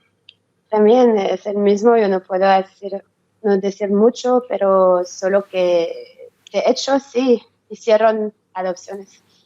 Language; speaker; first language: Spanish; non-native, learner; French